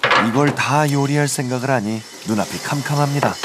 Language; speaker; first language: Korean; native; Korean